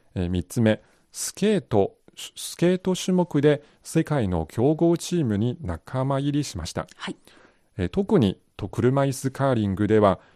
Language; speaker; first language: Japanese; non-native, fluent; Chinese